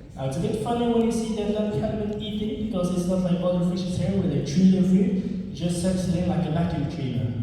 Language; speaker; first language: English; non-native, fluent; Norwegian